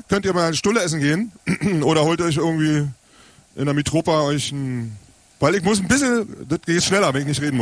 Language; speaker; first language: German; native; German